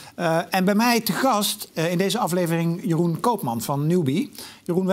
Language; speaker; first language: Dutch; native; Dutch